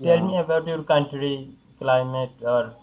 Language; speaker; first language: English; non-native, learner; Bangla